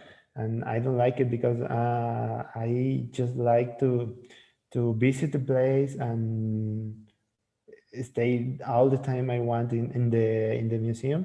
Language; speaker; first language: English; non-native, learner; Spanish